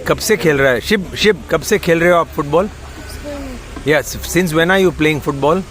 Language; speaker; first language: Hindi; non-native, local second language; Konkani